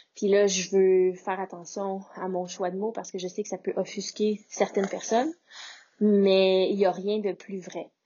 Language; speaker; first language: French; native; French